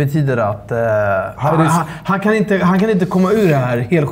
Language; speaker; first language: Swedish; native; Swedish